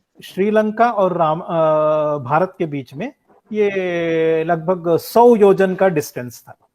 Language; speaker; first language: Hindi; native; Hindi